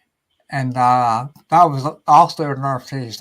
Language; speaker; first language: English; native; English